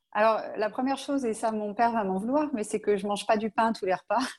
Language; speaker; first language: French; native; French